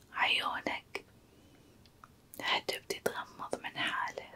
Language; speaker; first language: Arabic; native; Arabic